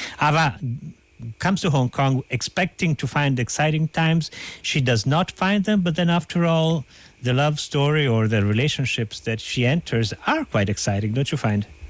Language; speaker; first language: English; non-native, fluent; Italian